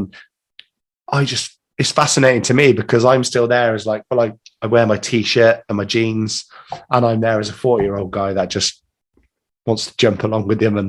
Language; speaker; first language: English; native; English